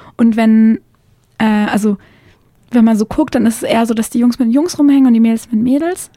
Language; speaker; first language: German; native; German